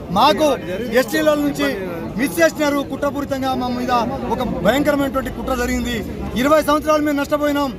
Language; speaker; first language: Telugu; non-native, local second language; Lambadi